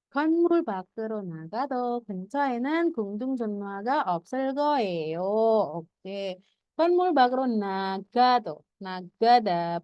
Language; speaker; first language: Korean; non-native, fluent; Indonesian